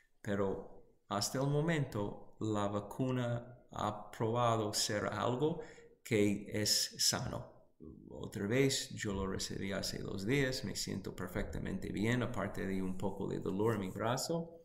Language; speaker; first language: Spanish; non-native, fluent; English